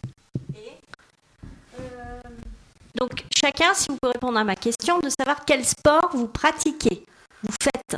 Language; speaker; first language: French; native; French